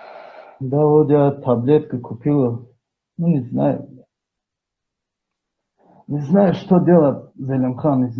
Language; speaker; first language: Russian; non-native, learner; Tajik